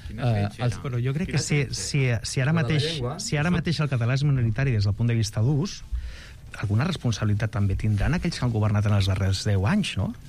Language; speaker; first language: Catalan; non-native, local second language; Spanish